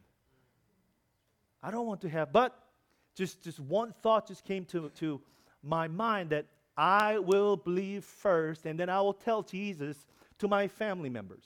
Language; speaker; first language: English; non-native, learner; Korean